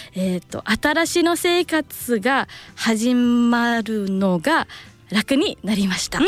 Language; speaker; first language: Japanese; non-native, learner; English